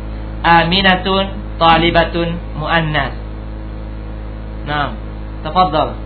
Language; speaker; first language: Arabic; non-native, fluent; Indonesian